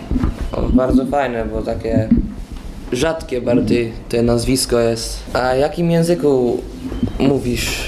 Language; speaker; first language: Polish; early bilingual, heritage; Polish